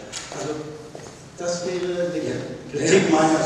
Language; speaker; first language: German; native; German